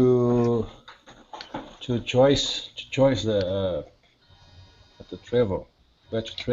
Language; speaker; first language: English; non-native, learner; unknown